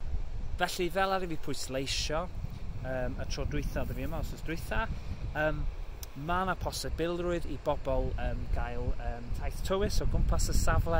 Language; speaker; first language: Welsh; native; Welsh